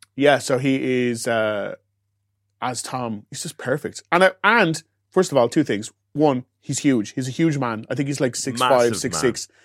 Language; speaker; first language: English; native; English